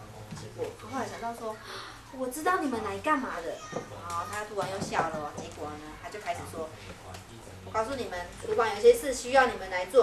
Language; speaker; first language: Chinese; native; Chinese